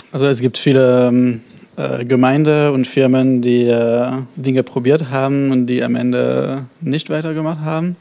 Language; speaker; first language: German; non-native, fluent; French